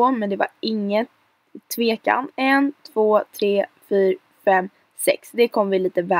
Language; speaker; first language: Swedish; native; Swedish